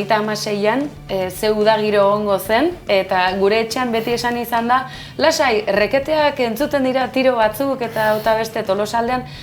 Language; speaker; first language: Basque; native; Basque